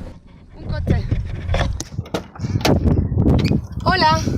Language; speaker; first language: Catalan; non-native, local second language; Spanish